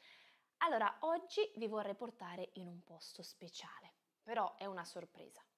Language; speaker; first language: Italian; native; Italian